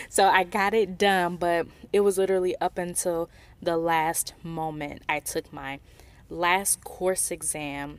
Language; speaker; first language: English; native; English